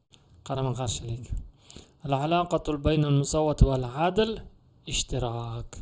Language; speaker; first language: Arabic; non-native, fluent; Uzbek